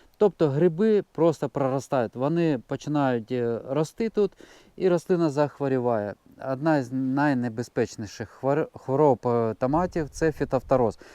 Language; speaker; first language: Ukrainian; non-native, local second language; Russian